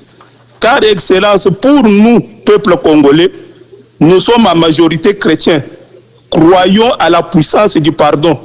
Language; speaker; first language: French; non-native, local second language; Lingala